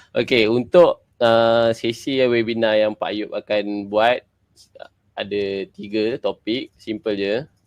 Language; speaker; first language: Malay; native; Malay